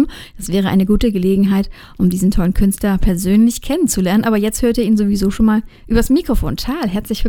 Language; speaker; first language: German; native; German